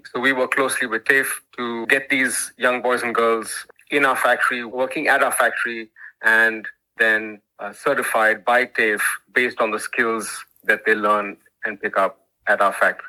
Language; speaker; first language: English; non-native, local second language; Hindi